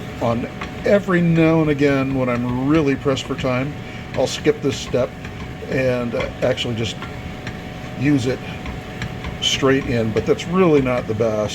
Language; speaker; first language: English; native; English